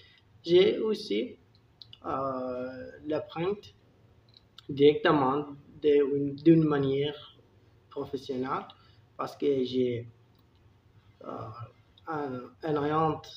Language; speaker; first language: French; non-native, learner; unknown